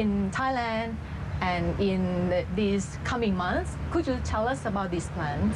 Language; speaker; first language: English; non-native, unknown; Thai